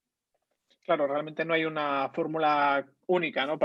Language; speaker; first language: Spanish; native; Spanish